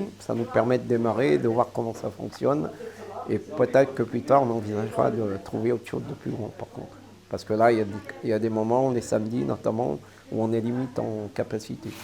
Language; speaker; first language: French; native; French